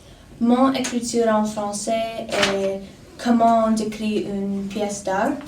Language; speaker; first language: French; non-native, learner; English